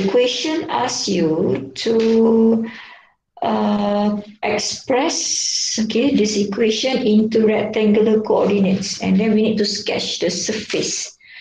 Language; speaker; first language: English; non-native, local second language; Malay